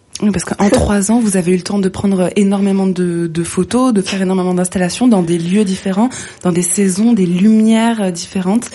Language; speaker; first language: French; native; French